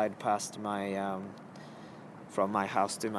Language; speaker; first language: English; non-native, fluent; Japanese